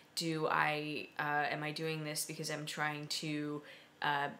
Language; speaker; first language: English; native; English